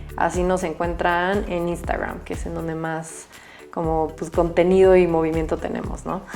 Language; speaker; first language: Spanish; native; Spanish